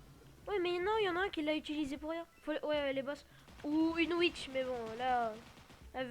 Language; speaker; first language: French; native; French